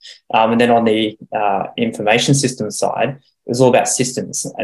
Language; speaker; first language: English; native; English